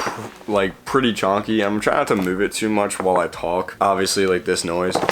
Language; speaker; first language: English; native; English